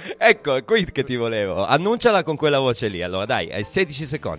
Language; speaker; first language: Italian; native; Italian